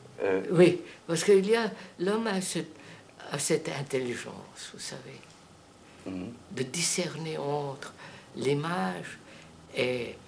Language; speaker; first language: French; non-native, fluent; Telugu